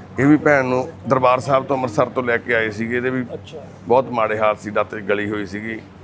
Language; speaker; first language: Punjabi; native; Punjabi